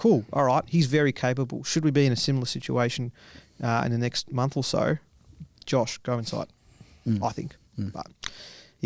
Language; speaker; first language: English; native; English